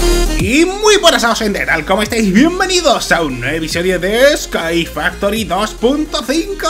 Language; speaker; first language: Spanish; native; Spanish